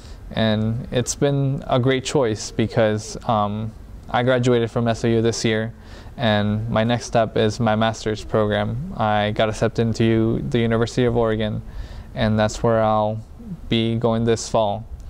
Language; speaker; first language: English; early bilingual, other home language; Spanish